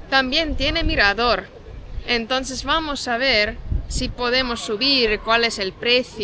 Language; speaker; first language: Spanish; non-native, fluent; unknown